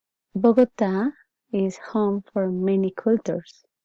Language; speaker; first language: English; non-native, learner; Spanish